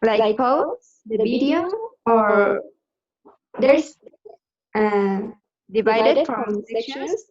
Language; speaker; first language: English; non-native, learner; Spanish